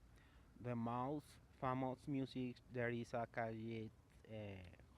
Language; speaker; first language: English; non-native, learner; Spanish